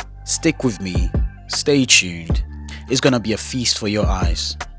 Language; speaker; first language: English; native; English